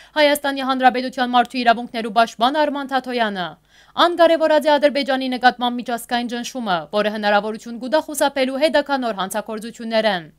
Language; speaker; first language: Armenian; early bilingual, heritage; Armenian